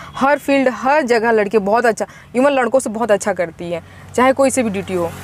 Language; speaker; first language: Hindi; native; Hindi